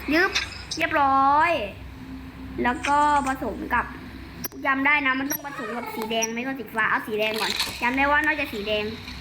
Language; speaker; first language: Thai; native; Thai